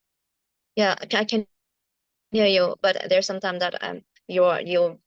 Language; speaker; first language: English; non-native, learner; Vietnamese